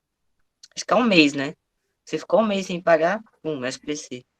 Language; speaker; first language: Portuguese; native; Portuguese